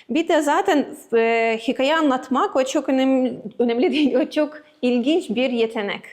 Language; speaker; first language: Turkish; non-native, learner; Russian